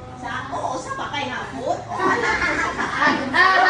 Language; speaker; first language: Filipino; native; Filipino